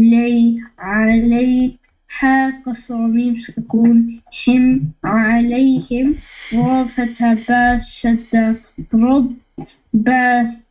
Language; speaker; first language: Arabic; non-native, learner; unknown